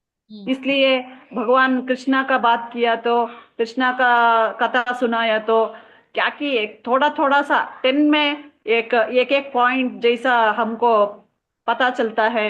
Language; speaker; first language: Hindi; non-native, local second language; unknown